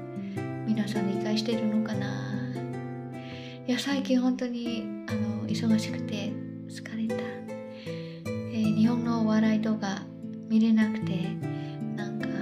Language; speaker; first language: Japanese; non-native, learner; Khmer